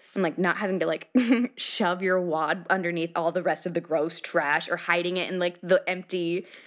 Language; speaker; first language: English; native; English